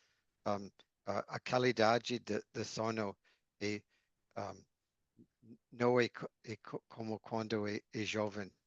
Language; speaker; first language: Portuguese; non-native, learner; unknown